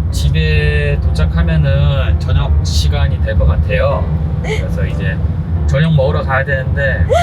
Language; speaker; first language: Korean; native; Korean